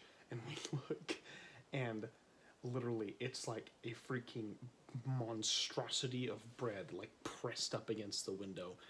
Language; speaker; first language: English; native; English